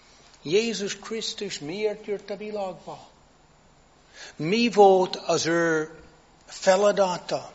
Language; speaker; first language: Hungarian; non-native, fluent; English